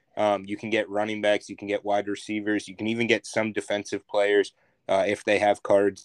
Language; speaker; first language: English; native; English